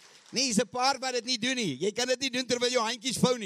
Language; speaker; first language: Afrikaans; early bilingual, heritage; Afrikaans